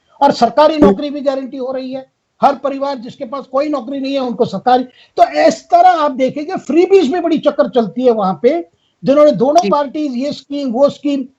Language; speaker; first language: Hindi; non-native, local second language; Tamil